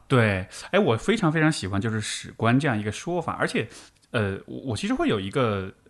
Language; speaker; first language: Chinese; native; Chinese